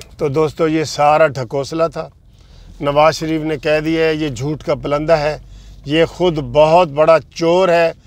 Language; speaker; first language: Urdu; non-native, local second language; Punjabi